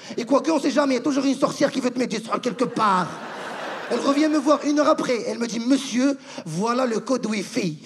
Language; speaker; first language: French; non-native, local second language; Arabic